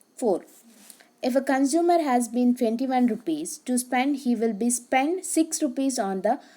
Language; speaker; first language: English; non-native, local second language; Kannada